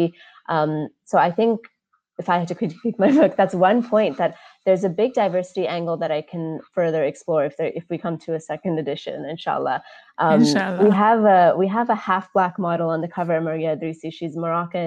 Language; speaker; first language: English; native; English